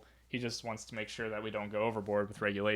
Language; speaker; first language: English; native; English